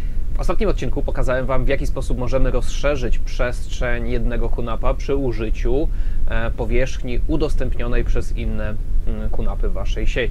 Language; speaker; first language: Polish; native; Polish